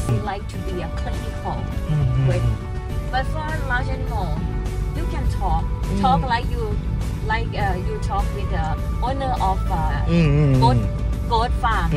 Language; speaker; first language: English; non-native, learner; Thai